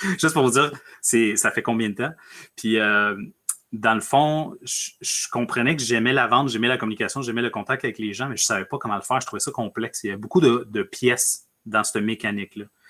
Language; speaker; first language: French; early bilingual, other home language; Spanish